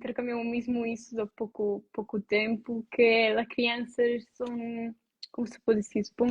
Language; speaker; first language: Portuguese; non-native, learner; Italian